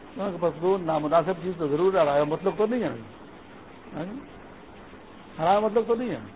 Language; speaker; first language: Urdu; non-native, local second language; Pashto